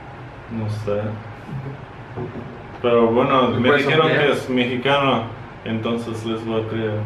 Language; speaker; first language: Spanish; non-native, fluent; Russian